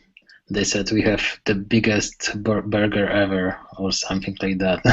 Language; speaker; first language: English; non-native, learner; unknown